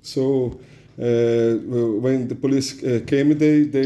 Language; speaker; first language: English; non-native, learner; Portuguese